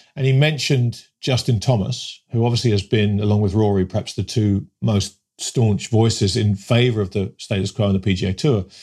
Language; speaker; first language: English; native; English